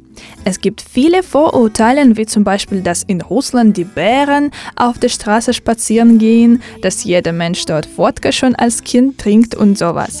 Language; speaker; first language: German; non-native, fluent; Russian